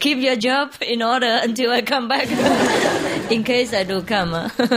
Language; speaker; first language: English; non-native, fluent; Vietnamese